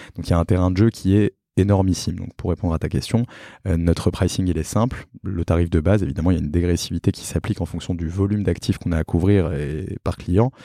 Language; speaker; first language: French; native; French